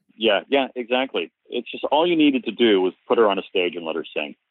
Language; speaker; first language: English; native; English